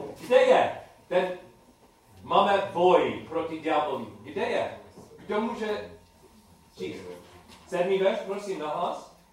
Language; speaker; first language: Czech; non-native, learner; English